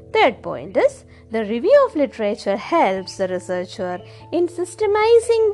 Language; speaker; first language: English; non-native, local second language; Malayalam